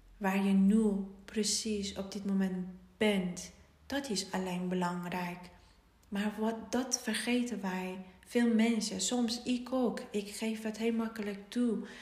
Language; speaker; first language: Dutch; non-native, fluent; Persian